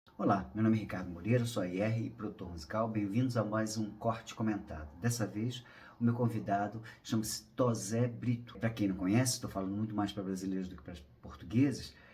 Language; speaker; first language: Portuguese; native; Portuguese